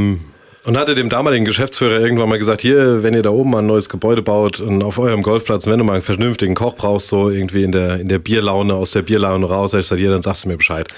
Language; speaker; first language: German; native; German